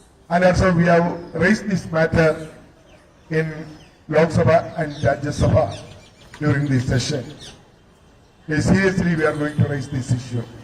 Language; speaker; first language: English; non-native, local second language; Malayalam